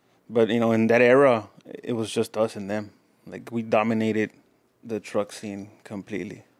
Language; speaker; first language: English; early bilingual, other home language; Spanish